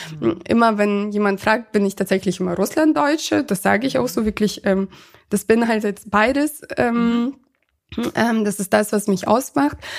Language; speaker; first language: German; early bilingual, other home language; Russian